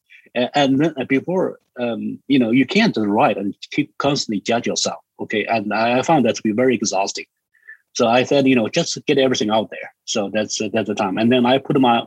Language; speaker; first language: English; non-native, fluent; Chinese